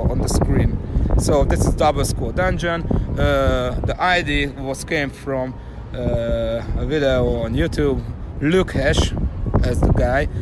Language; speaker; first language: English; non-native, learner; Hungarian